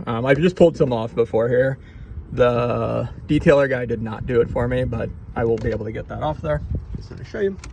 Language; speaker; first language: English; native; English